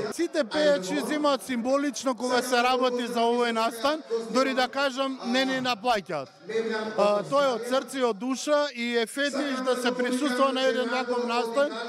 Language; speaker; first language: Macedonian; non-native, local second language; Romany